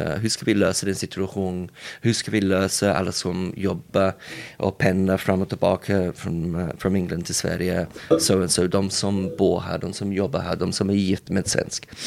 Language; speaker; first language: Swedish; non-native, learner; English